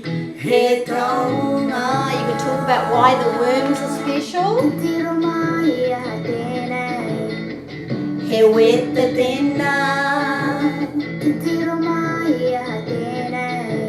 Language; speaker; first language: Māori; non-native, fluent; English